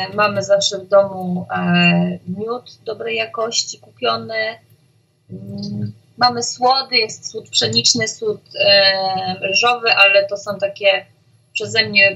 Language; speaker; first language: Polish; native; Polish